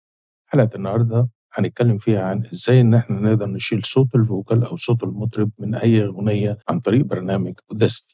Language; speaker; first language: Arabic; native; Arabic